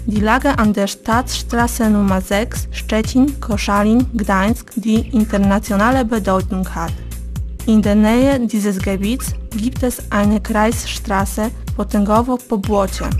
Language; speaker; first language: German; non-native, fluent; Polish